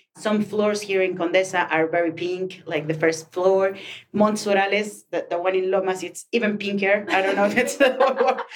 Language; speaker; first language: English; non-native, fluent; Spanish